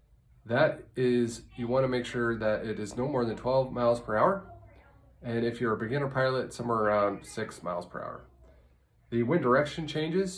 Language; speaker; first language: English; native; English